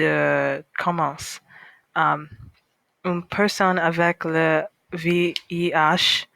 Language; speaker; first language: French; non-native, learner; English